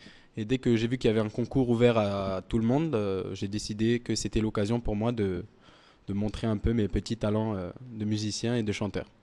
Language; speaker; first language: French; native; French